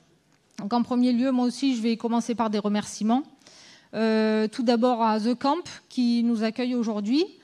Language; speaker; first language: French; native; French